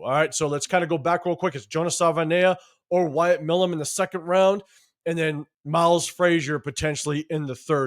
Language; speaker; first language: English; native; English